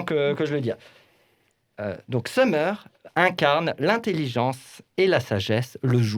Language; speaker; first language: French; native; French